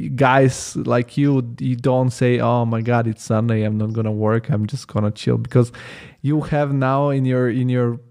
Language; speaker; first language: English; non-native, fluent; Italian